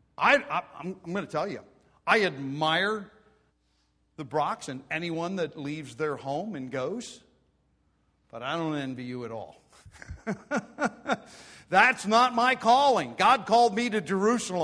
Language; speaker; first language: English; native; English